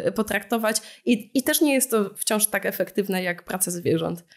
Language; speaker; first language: Polish; native; Polish